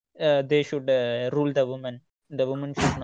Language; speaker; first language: English; non-native, local second language; Tamil